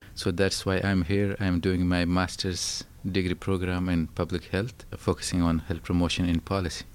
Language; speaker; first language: English; non-native, fluent; Pashto